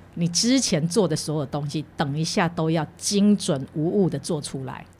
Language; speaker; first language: Chinese; native; Chinese